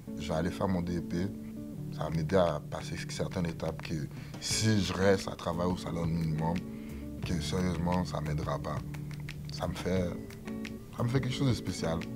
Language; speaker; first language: French; non-native, local second language; English